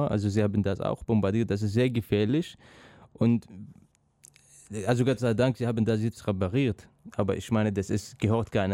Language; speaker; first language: German; non-native, learner; Arabic